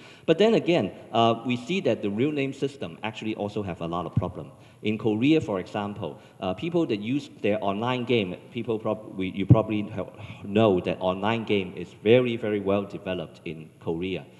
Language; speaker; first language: English; non-native, local second language; Cantonese